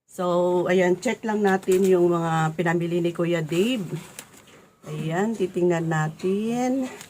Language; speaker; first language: Filipino; native; Filipino